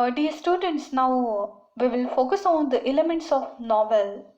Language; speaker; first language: English; non-native, local second language; Marathi